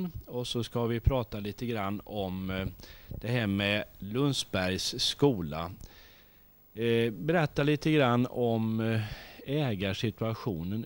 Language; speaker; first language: Swedish; native; Swedish